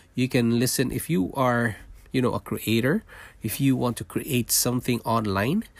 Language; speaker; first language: English; non-native, local second language; Filipino